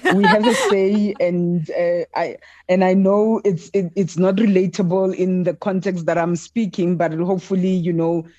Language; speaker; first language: English; non-native, local second language; Southern Sotho